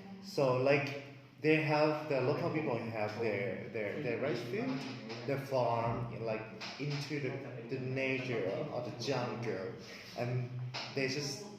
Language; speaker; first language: English; non-native, learner; Thai